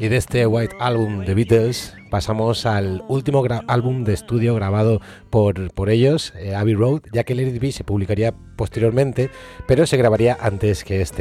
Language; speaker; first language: Spanish; native; Spanish